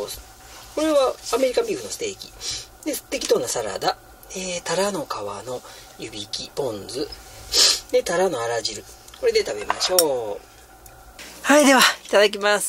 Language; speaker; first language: Japanese; native; Japanese